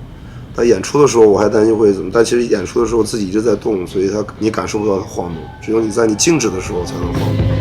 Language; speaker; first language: Chinese; native; Chinese